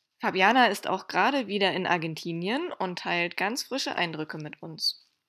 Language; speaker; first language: German; native; German